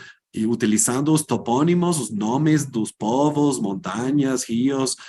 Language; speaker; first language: Portuguese; non-native, fluent; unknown